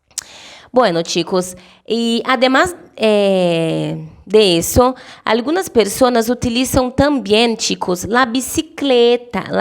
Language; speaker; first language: Spanish; non-native, fluent; Portuguese